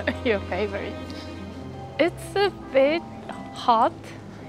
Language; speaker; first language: English; non-native, learner; Japanese